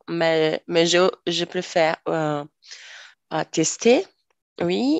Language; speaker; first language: French; non-native, learner; Portuguese